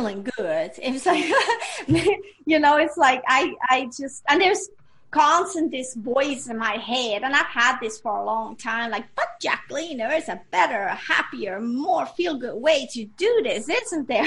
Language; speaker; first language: English; non-native, fluent; Swiss German